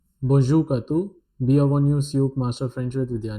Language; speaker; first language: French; non-native, fluent; Hindi